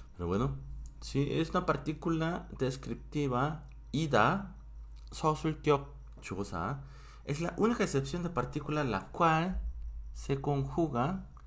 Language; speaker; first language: Spanish; non-native, fluent; Korean